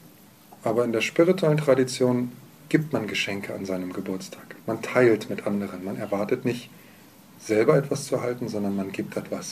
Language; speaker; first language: German; native; German